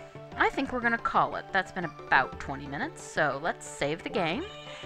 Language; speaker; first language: English; native; English